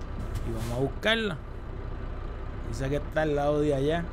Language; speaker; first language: Spanish; native; Spanish